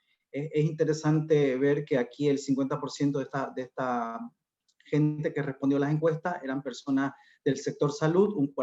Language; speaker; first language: Spanish; native; Spanish